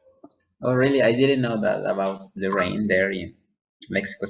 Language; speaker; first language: English; non-native, fluent; Spanish